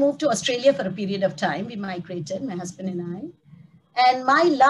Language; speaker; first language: English; non-native, local second language; Tamil